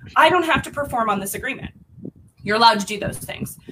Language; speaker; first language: English; native; English